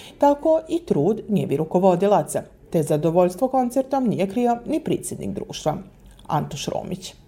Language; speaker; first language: Serbian; native; Serbian